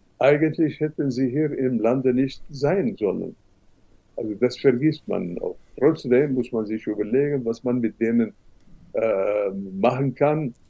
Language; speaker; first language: German; non-native, fluent; Arabic